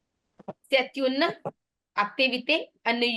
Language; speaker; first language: French; non-native, fluent; Punjabi